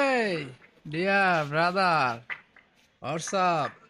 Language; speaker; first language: English; non-native, learner; Bangla